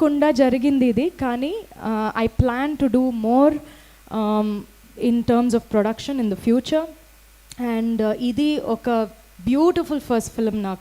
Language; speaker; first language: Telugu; non-native, fluent; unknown